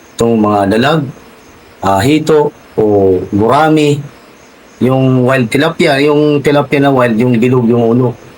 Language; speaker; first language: Filipino; non-native, local second language; Cebuano